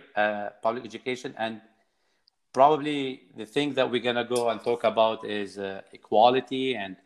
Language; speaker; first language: English; non-native, fluent; Arabic